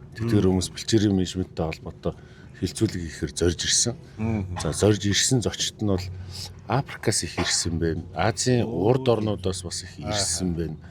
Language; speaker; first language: Mongolian; native; Mongolian